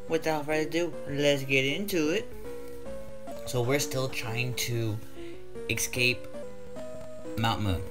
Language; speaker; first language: English; native; English